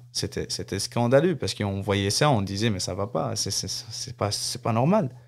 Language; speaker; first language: French; non-native, fluent; Arabic